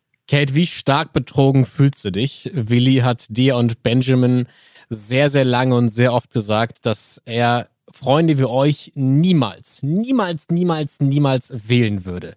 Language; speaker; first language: German; native; German